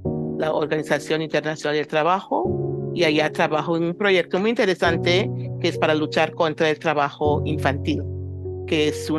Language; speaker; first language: Spanish; non-native, fluent; English